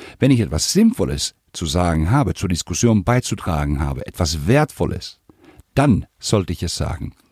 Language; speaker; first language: German; non-native, fluent; Spanish